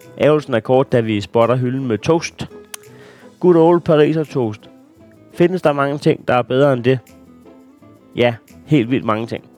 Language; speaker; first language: Danish; native; Danish